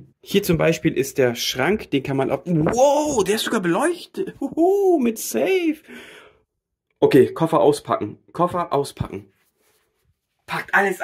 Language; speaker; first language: German; native; German